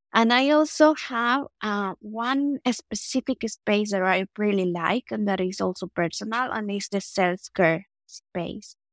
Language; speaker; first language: English; non-native, fluent; Spanish